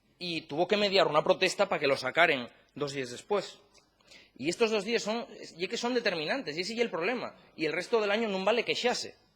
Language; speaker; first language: Asturian; native; Asturian